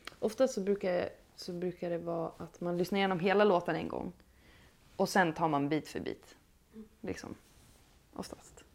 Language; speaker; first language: Swedish; native; Swedish